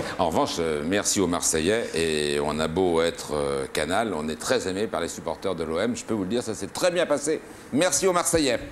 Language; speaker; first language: French; native; French